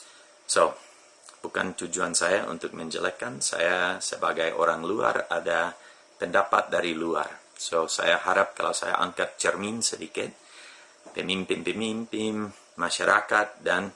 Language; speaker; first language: Indonesian; non-native, fluent; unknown